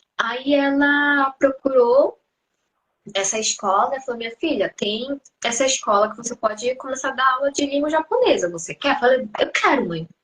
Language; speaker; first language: Portuguese; early bilingual, heritage; Portuguese